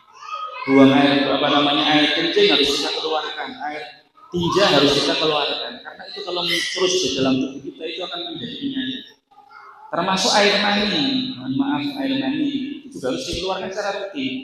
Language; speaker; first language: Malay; non-native, local second language; Javanese